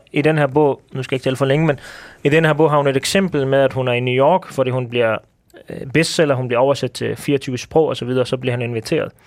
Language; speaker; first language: Danish; early bilingual, other home language; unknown